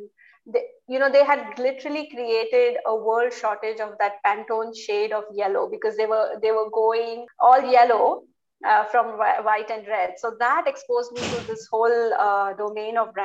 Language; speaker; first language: English; non-native, local second language; Hindi